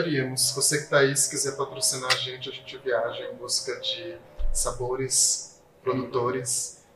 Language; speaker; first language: Portuguese; native; Portuguese